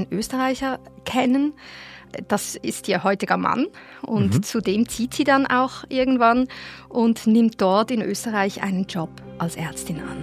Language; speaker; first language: German; native; German